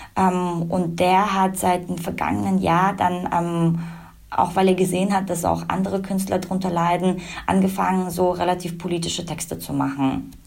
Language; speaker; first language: German; early bilingual, other home language; Russian